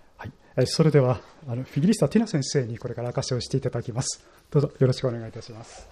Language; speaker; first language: Japanese; native; Japanese